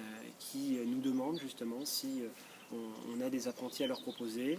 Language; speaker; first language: French; native; French